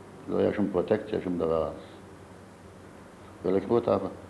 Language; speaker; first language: Hebrew; non-native, fluent; Yiddish